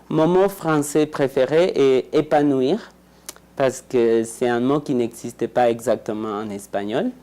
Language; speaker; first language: French; non-native, fluent; Spanish